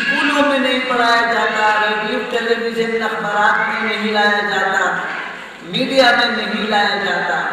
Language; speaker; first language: Urdu; non-native, local second language; Khowar